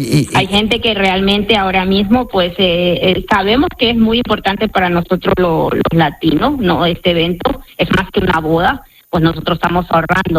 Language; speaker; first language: Spanish; native; Spanish